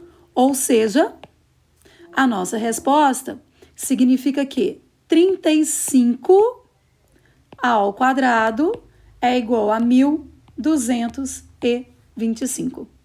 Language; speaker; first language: Portuguese; native; Portuguese